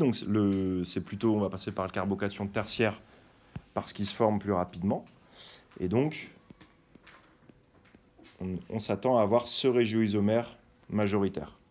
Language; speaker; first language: French; native; French